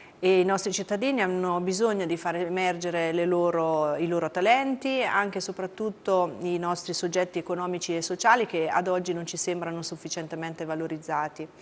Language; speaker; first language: Italian; native; Italian